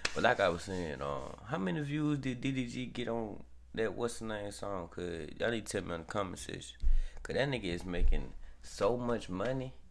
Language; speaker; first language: English; native; English